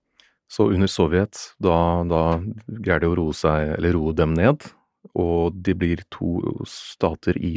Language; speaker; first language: Norwegian; native; Norwegian